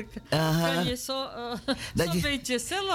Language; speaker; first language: Dutch; non-native, learner; Serbian